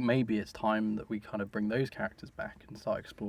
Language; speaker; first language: English; native; English